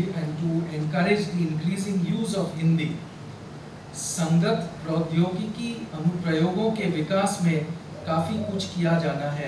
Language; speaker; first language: Hindi; non-native, local second language; Bangla